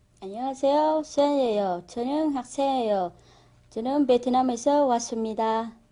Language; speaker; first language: Korean; non-native, learner; Vietnamese